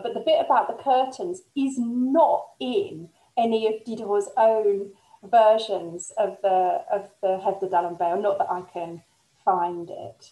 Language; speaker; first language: English; native; English